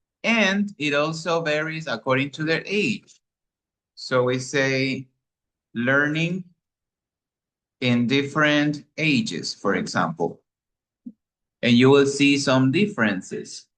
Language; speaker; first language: English; non-native, fluent; Spanish